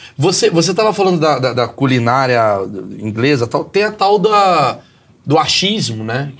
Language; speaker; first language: Portuguese; native; Portuguese